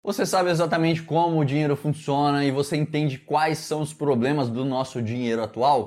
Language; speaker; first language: Portuguese; native; Portuguese